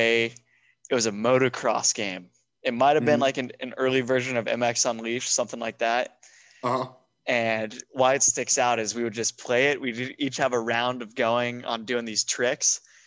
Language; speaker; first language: English; native; English